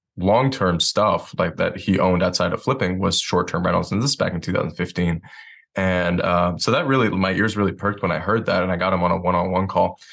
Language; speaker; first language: English; native; English